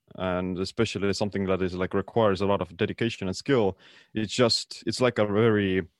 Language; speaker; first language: English; non-native, fluent; Estonian